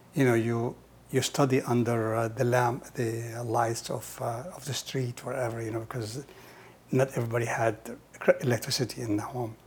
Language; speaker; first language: English; non-native, fluent; Hebrew